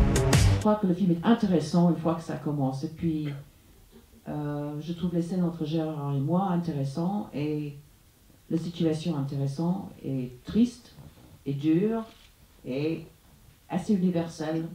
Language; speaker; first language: French; non-native, fluent; English